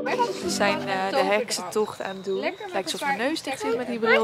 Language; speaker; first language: Dutch; native; Dutch